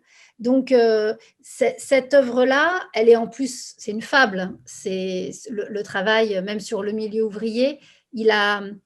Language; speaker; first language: French; native; French